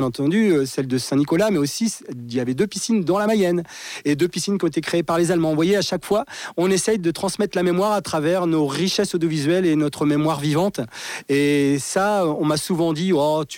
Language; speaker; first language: French; native; French